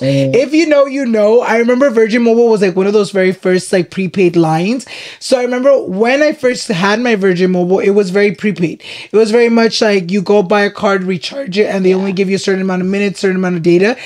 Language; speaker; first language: English; early bilingual, other home language; Spanish